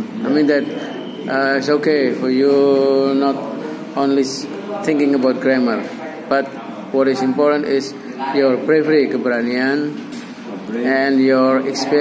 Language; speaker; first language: English; non-native, fluent; Indonesian